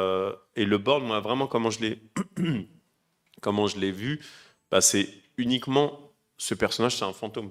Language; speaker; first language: French; native; French